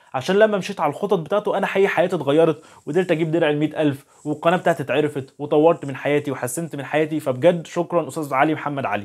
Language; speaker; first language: Arabic; native; Arabic